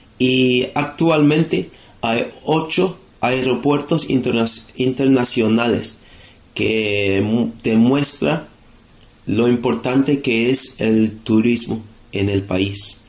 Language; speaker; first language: Spanish; non-native, fluent; English